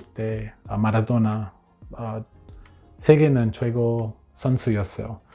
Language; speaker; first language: Korean; non-native, learner; English